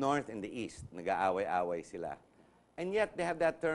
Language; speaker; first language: English; non-native, local second language; Filipino